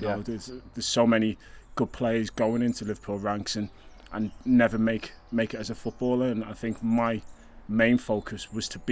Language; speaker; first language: English; native; English